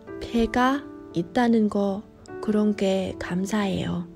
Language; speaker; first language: Korean; non-native, fluent; Vietnamese